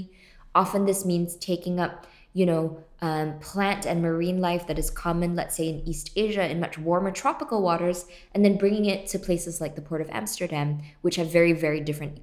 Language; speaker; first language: English; native; English